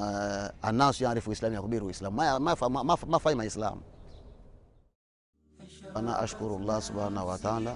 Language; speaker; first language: Arabic; non-native, learner; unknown